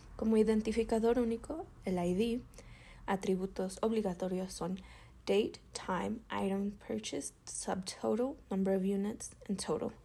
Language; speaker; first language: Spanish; native; Spanish